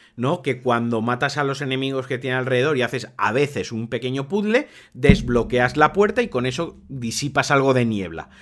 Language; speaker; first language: Spanish; native; Spanish